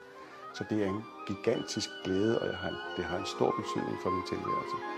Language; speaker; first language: Danish; native; Danish